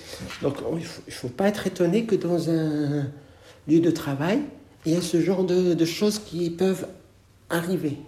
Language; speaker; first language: French; non-native, local second language; Arabic